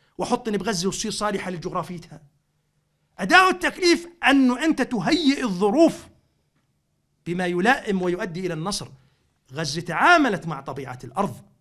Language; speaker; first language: Arabic; native; Arabic